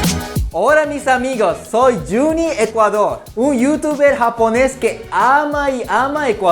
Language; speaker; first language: Spanish; non-native, fluent; Japanese